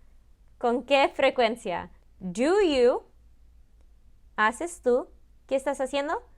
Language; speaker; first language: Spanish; early bilingual, heritage; Spanish